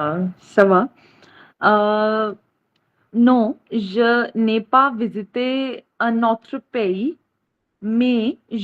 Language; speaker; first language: French; non-native, learner; Hindi